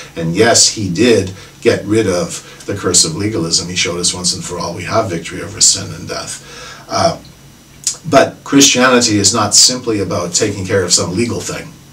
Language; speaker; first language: English; native; English